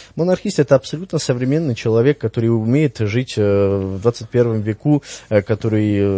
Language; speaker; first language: Russian; early bilingual, heritage; Russian